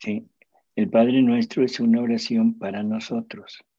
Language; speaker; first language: Spanish; native; Spanish